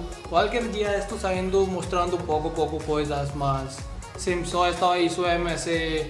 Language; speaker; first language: Portuguese; non-native, learner; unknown